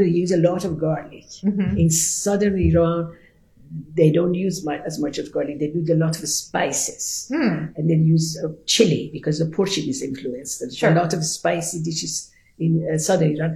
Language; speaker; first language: English; non-native, fluent; Persian